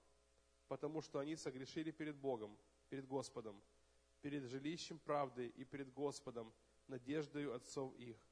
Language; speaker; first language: Russian; native; Russian